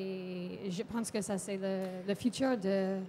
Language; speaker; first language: French; non-native, fluent; English